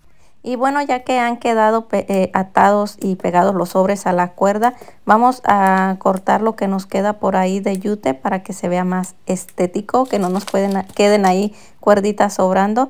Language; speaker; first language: Spanish; native; Spanish